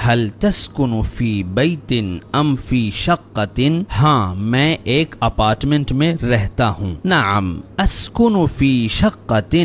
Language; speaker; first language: Urdu; native; Urdu